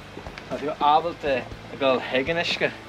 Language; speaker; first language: Irish; non-native, local second language; English